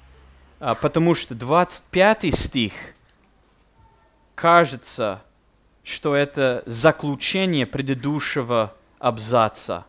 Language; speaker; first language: Russian; non-native, fluent; English